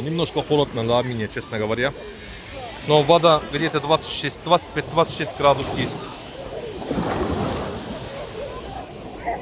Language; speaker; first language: Russian; non-native, learner; Turkish